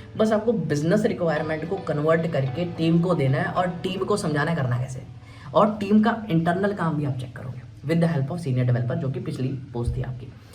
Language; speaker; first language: Hindi; native; Hindi